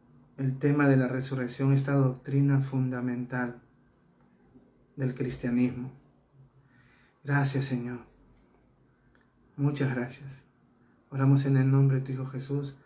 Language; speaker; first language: Spanish; native; Spanish